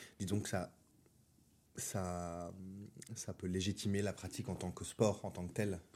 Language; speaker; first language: French; native; French